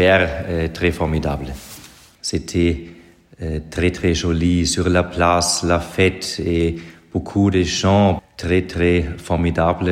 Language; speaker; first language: French; non-native, learner; German